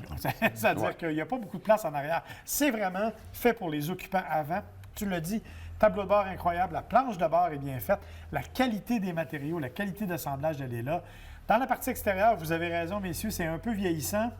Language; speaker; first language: French; native; French